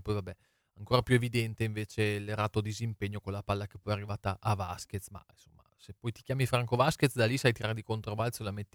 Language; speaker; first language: Italian; native; Italian